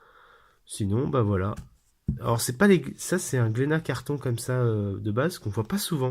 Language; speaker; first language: French; native; French